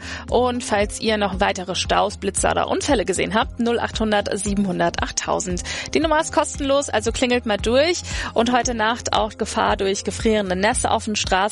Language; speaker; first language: German; native; German